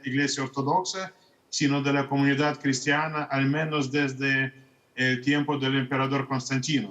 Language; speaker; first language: Spanish; non-native, fluent; Russian